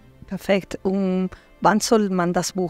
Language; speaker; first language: German; non-native, fluent; Italian